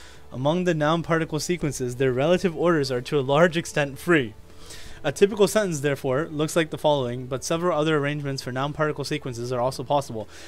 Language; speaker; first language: English; native; English